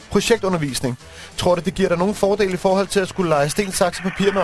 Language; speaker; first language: Danish; native; Danish